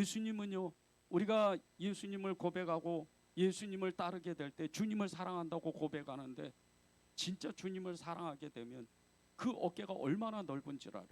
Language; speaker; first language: Korean; native; Korean